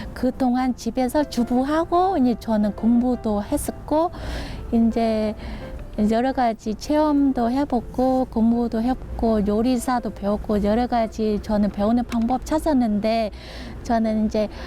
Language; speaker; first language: Korean; non-native, learner; Vietnamese